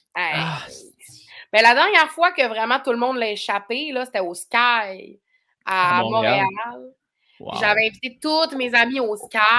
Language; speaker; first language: French; native; French